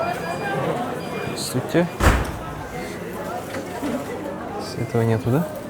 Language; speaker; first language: Russian; non-native, local second language; Yakut